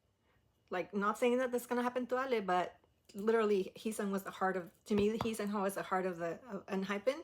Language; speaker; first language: English; early bilingual, other home language; Spanish